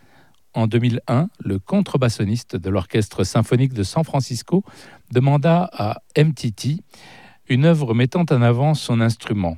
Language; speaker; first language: French; native; French